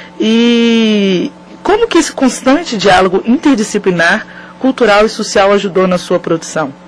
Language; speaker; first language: Portuguese; native; Portuguese